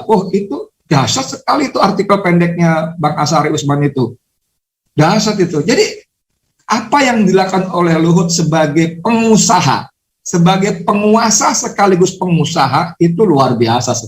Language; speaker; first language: Indonesian; native; Indonesian